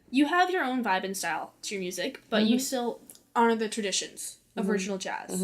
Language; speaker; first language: English; native; English